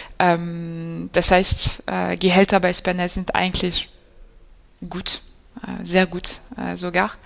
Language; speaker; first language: German; non-native, fluent; French